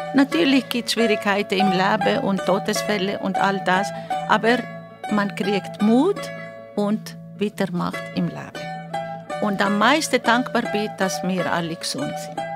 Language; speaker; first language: German; non-native, fluent; Greek